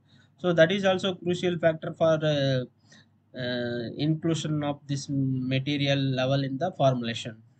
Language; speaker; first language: English; non-native, local second language; Tamil